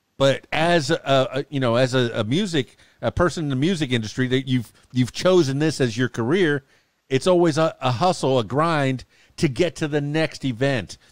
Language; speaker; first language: English; native; English